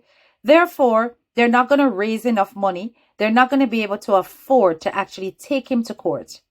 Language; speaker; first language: English; native; English